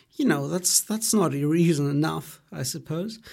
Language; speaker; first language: English; non-native, fluent; Greek